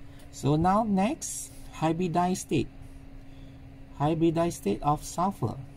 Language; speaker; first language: English; non-native, local second language; Malay